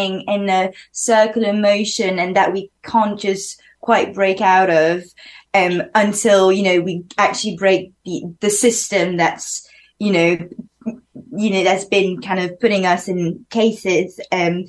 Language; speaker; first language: English; non-native, fluent; French